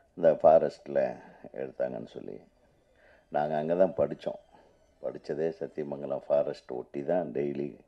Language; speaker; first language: Tamil; native; Tamil